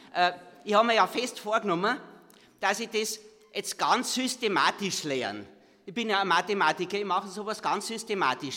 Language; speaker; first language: German; native; German